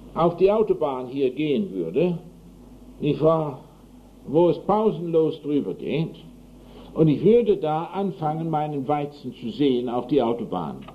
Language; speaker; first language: German; non-native, fluent; English